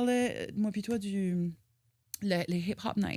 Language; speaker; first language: French; native; French